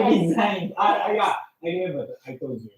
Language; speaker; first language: English; non-native, learner; Japanese